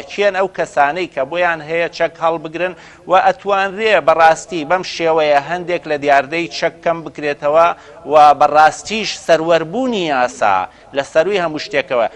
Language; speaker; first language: Central Kurdish; native; Central Kurdish